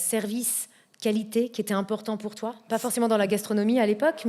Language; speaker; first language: French; native; French